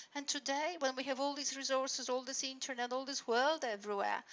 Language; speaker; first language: English; non-native, fluent; Polish